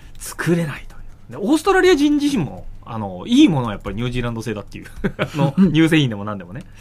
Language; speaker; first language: Japanese; native; Japanese